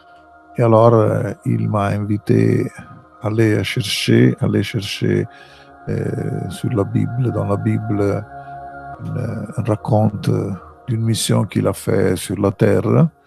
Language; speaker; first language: French; non-native, fluent; Italian